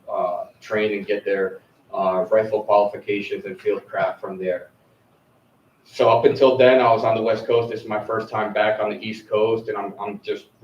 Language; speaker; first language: English; early bilingual, other home language; Arabic